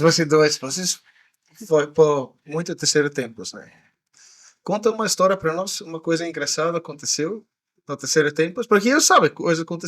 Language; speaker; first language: Portuguese; non-native, learner; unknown